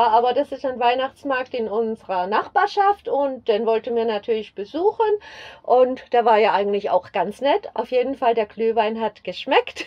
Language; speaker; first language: German; native; German